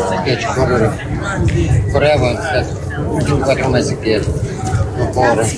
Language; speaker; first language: Italian; non-native, learner; Ukrainian